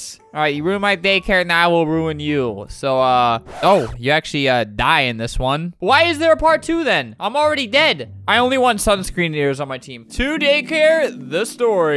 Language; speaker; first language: English; native; English